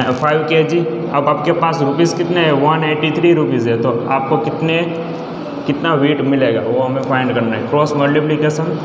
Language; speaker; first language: Hindi; non-native, local second language; Gujarati